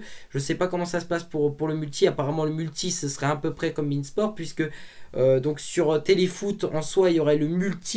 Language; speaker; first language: French; native; French